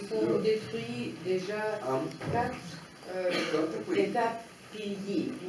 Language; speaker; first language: French; non-native, fluent; Russian